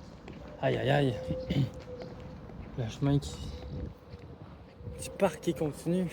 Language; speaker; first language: French; native; French